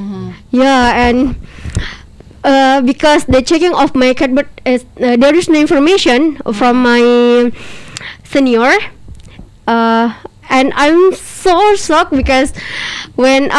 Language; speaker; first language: English; non-native, learner; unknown